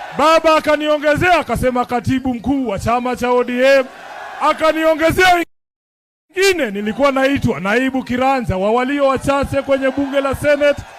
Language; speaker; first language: Swahili; non-native, local second language; Luyia